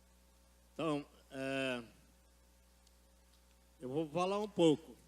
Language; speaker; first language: Portuguese; non-native, local second language; Yanomámi